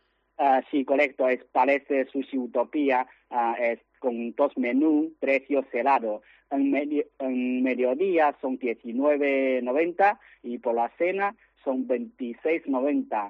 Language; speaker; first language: Spanish; non-native, learner; Chinese